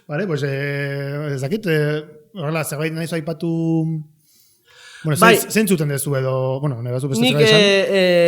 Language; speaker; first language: Basque; native; Basque